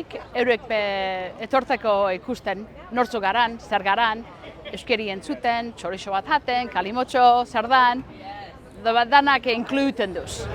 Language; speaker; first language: Basque; early bilingual, heritage; Basque